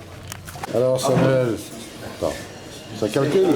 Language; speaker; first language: French; native; French